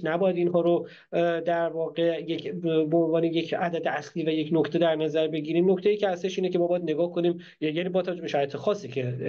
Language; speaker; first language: Persian; native; Persian